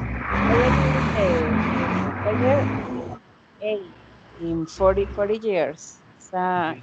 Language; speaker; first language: English; non-native, learner; Spanish